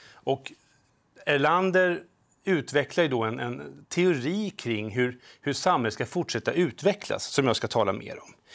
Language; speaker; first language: Swedish; native; Swedish